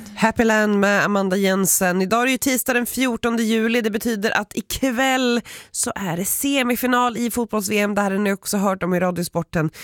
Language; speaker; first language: Swedish; native; Swedish